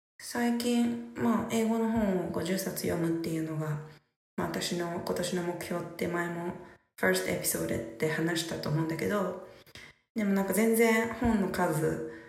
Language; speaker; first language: Japanese; native; Japanese